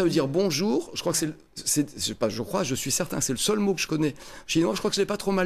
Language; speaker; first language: French; native; French